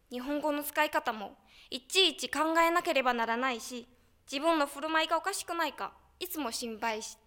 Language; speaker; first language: Japanese; non-native, fluent; Chinese